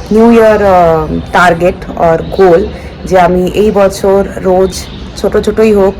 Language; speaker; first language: Bangla; non-native, fluent; Hindi